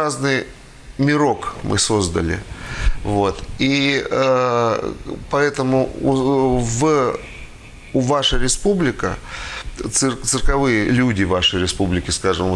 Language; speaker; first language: Russian; native; Russian